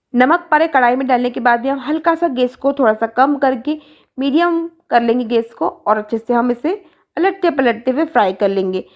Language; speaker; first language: Hindi; native; Hindi